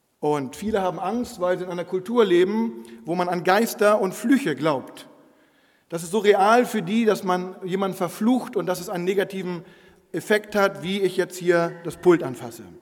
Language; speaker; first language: German; non-native, local second language; Low German